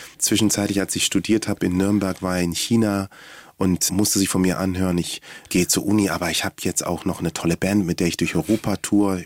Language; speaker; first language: German; early bilingual, other home language; Swahili